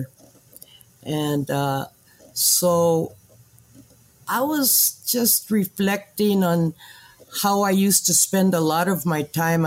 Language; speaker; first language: English; native; English